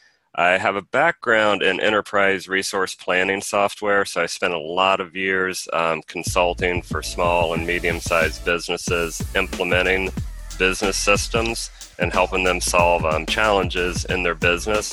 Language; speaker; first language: English; native; English